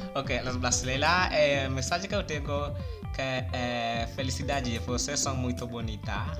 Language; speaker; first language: Portuguese; non-native, learner; Haitian Creole